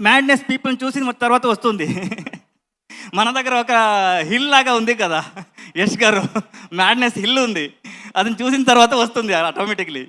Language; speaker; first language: Telugu; non-native, learner; Kannada